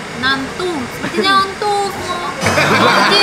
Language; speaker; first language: Indonesian; non-native, learner; Russian